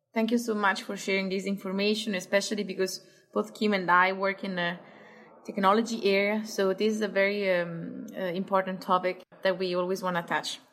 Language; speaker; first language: English; non-native, fluent; Italian